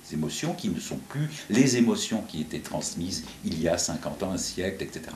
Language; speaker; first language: French; non-native, fluent; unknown